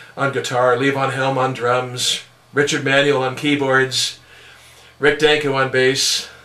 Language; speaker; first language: English; native; English